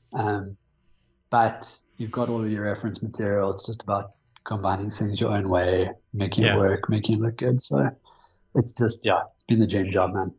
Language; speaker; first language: English; native; English